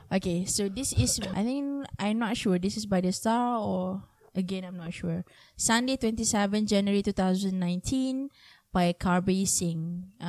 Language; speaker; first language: English; non-native, local second language; Malay